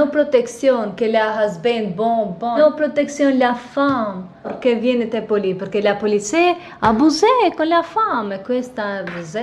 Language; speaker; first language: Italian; non-native, learner; Albanian